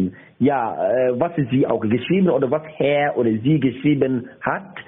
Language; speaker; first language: German; non-native, learner; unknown